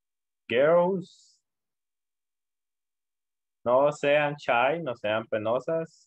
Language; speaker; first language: English; non-native, learner; Spanish